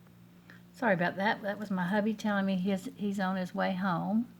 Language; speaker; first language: English; native; English